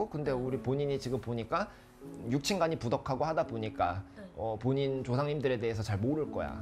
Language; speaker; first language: Korean; native; Korean